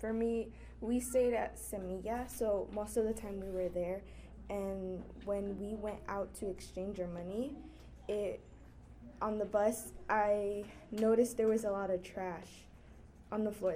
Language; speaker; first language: English; early bilingual, other home language; Spanish